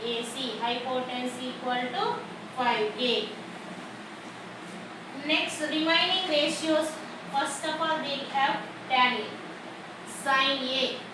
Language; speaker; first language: English; non-native, local second language; Telugu